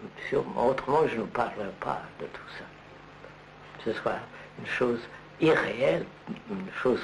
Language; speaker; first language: French; non-native, learner; Telugu